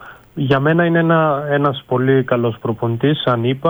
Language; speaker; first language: Greek; non-native, fluent; Bulgarian